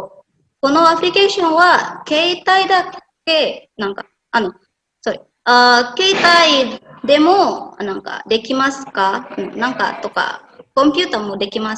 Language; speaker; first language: Japanese; non-native, fluent; Indonesian